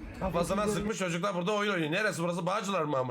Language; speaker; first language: Turkish; native; Turkish